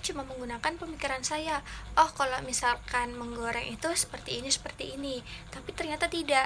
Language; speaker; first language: Indonesian; native; Indonesian